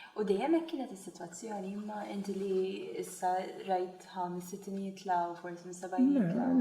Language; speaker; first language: Maltese; native; Maltese